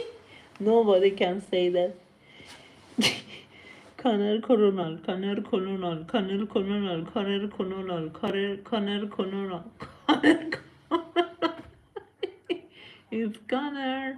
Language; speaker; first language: English; non-native, learner; Persian